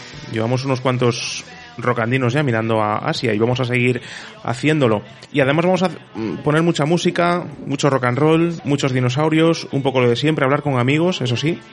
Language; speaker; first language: Spanish; native; Spanish